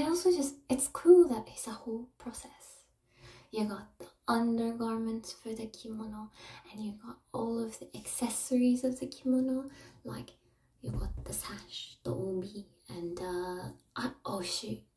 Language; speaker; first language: English; native; English